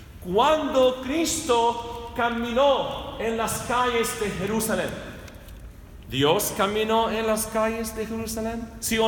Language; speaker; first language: Spanish; non-native, fluent; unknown